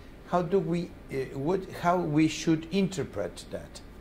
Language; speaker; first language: English; non-native, fluent; Spanish